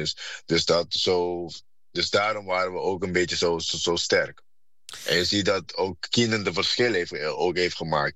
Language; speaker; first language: Dutch; non-native, fluent; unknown